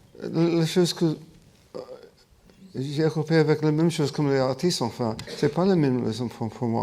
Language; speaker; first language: French; non-native, fluent; English